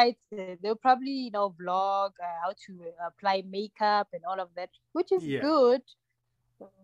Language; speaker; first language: English; non-native, local second language; Tsonga